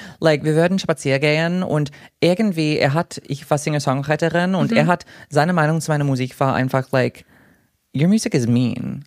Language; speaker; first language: German; non-native, fluent; English